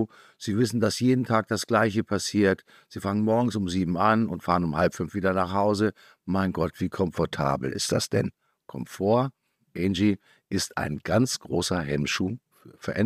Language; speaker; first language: German; native; German